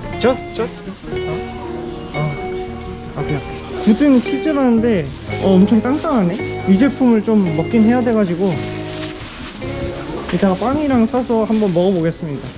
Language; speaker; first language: Korean; native; Korean